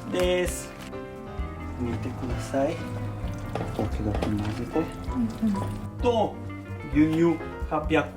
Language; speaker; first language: Japanese; non-native, learner; Serbian